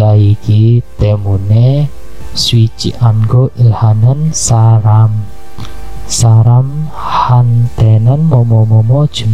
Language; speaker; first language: Korean; non-native, learner; Indonesian